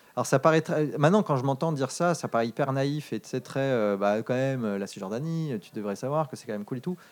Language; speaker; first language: French; early bilingual, other home language; English